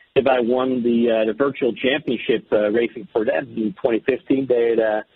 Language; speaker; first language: English; non-native, fluent; Dutch